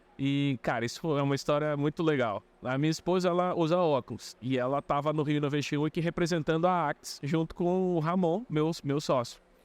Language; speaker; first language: Portuguese; native; Portuguese